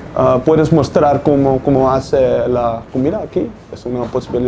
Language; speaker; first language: Spanish; non-native, learner; Dutch